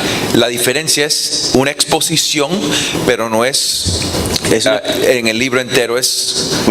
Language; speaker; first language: Spanish; non-native, fluent; English